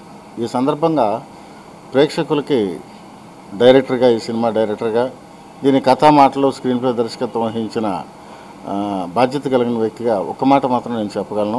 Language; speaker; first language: Telugu; native; Telugu